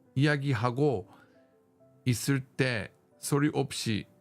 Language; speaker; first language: Korean; non-native, learner; English